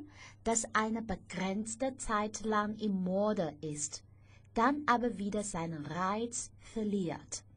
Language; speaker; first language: German; non-native, fluent; Chinese